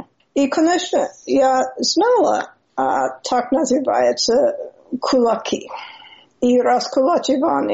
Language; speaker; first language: Russian; non-native, fluent; English